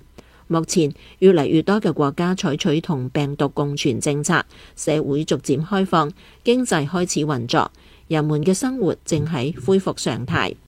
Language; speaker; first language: Chinese; non-native, local second language; Cantonese